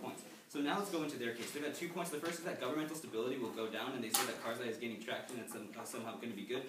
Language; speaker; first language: English; native; English